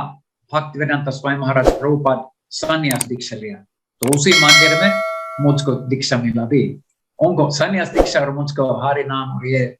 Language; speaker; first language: Hindi; non-native, learner; Finnish